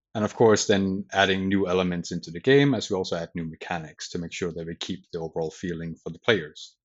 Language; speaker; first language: English; non-native, fluent; Danish